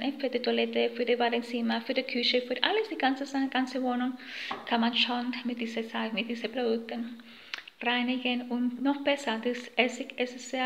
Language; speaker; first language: German; non-native, learner; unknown